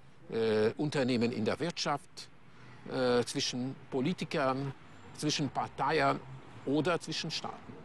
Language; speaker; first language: German; non-native, fluent; Hungarian